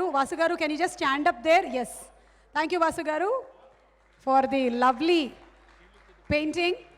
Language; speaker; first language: Telugu; native; Telugu